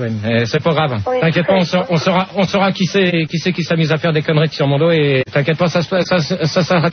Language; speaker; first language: French; native; French